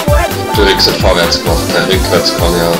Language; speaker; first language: German; native; German